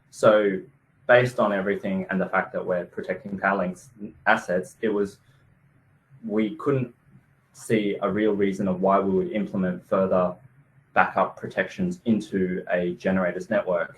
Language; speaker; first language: English; native; English